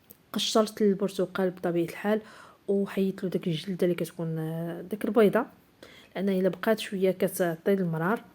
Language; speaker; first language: Arabic; native; Arabic